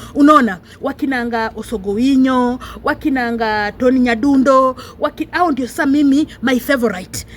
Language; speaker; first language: Swahili; non-native, local second language; Luyia